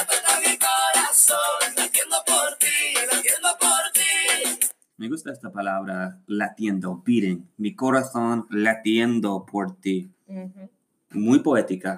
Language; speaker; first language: Spanish; non-native, learner; English